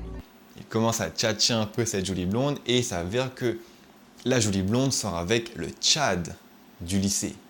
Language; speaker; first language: French; native; French